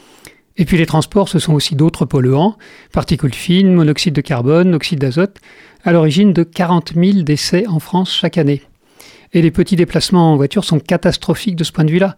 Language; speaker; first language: French; native; French